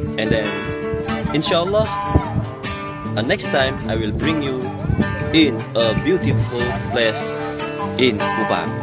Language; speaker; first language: English; non-native, learner; Indonesian